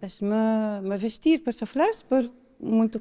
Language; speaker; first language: Albanian; non-native, learner; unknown